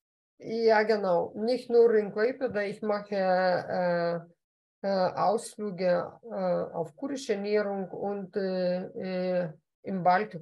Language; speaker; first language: German; non-native, fluent; Lithuanian